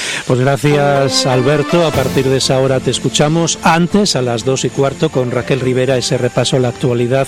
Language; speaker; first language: Spanish; native; Spanish